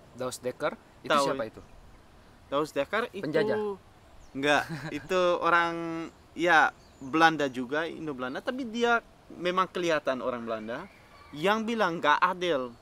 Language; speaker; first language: Indonesian; non-native, fluent; Dutch